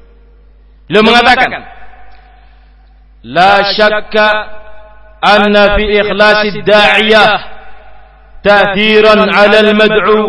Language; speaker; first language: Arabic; non-native, fluent; Indonesian